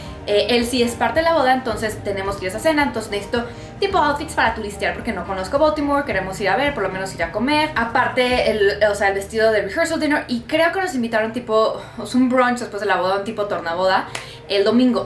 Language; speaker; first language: Spanish; native; Spanish